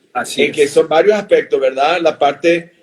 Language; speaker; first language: Spanish; native; Spanish